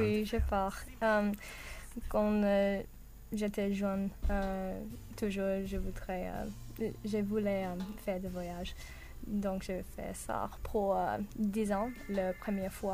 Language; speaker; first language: French; non-native, learner; English